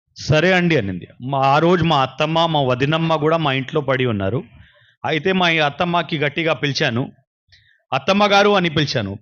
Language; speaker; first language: Telugu; non-native, local second language; Urdu